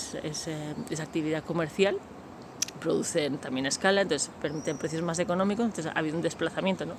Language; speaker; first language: Spanish; native; Spanish